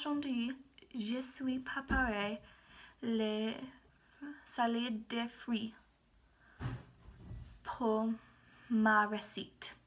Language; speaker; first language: French; non-native, learner; English